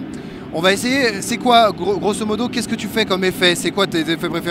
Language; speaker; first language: French; native; French